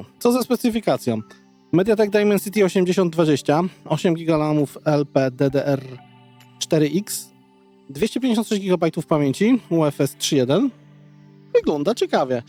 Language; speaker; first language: Polish; native; Polish